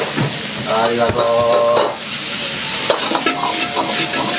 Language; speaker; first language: Japanese; native; Japanese